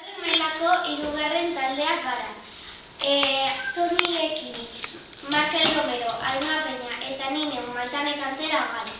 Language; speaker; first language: Basque; non-native, local second language; Spanish